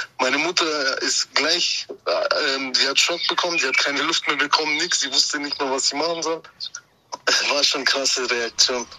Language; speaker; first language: German; early bilingual, other home language; Turkish